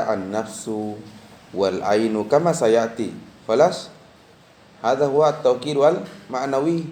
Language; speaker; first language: Arabic; non-native, fluent; Indonesian